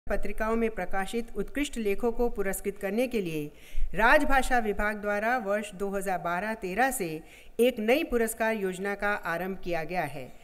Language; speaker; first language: Hindi; native; Hindi